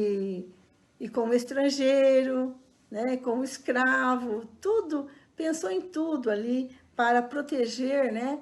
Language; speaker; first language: Portuguese; native; Portuguese